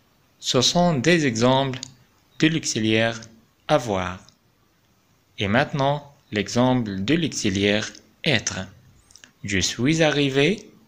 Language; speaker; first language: French; non-native, fluent; Arabic